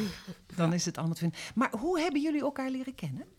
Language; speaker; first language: Dutch; native; Dutch